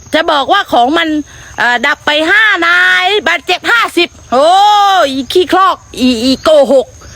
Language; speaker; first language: Thai; native; Thai